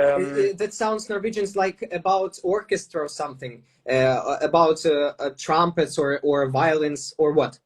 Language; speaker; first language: English; non-native, fluent; Ukrainian